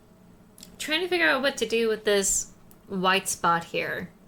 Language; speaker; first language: English; native; English